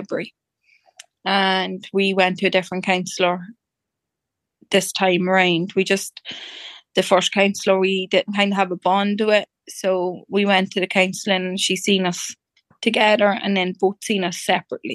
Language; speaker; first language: English; native; English